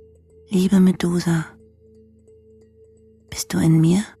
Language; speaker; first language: German; native; German